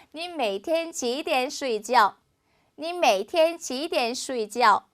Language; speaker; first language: Chinese; non-native, fluent; Korean